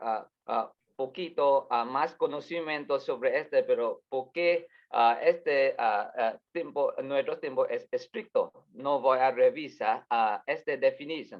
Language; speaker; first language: Spanish; non-native, learner; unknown